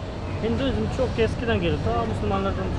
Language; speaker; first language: Turkish; non-native, fluent; Urdu